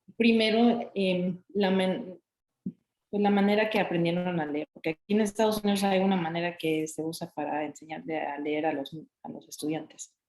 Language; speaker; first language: Spanish; early bilingual, heritage; Spanish